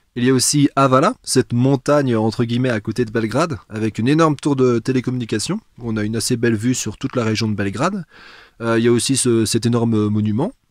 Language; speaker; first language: French; native; French